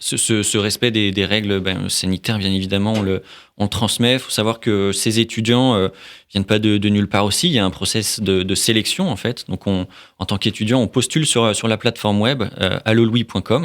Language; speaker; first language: French; native; French